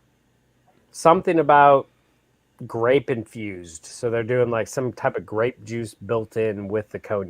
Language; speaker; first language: English; native; English